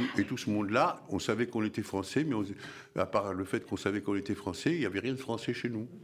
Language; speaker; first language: French; early bilingual, other home language; Arabic